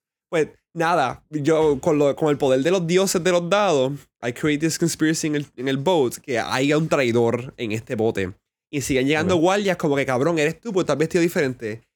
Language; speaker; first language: Spanish; early bilingual, heritage; Spanish